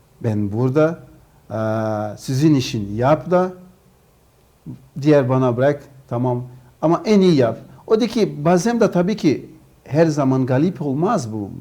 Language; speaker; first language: Turkish; non-native, learner; Portuguese